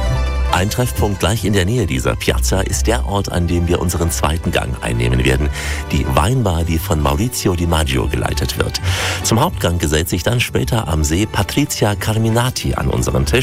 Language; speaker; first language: German; native; German